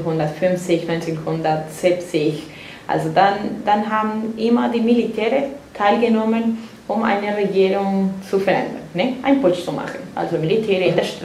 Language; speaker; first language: German; non-native, fluent; Spanish